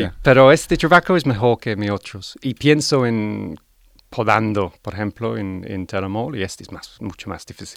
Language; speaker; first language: Spanish; non-native, learner; English